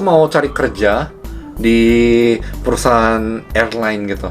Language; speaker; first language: Indonesian; early bilingual, other home language; Korean